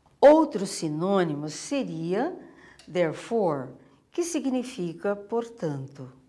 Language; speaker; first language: Portuguese; native; Portuguese